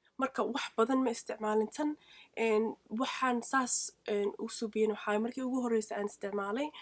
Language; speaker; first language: Somali; early bilingual, heritage; Somali